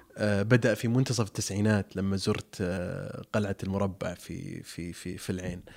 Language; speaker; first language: Arabic; native; Arabic